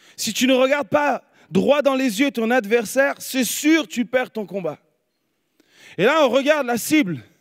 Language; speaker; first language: French; native; French